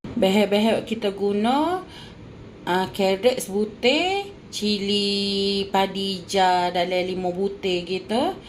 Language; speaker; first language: Malay; native; Malay